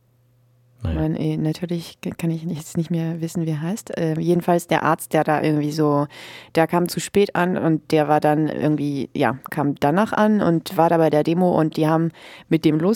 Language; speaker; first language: German; native; German